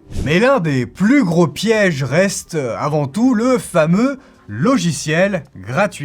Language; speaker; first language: French; native; French